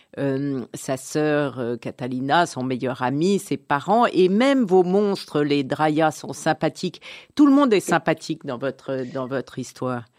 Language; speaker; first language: French; native; French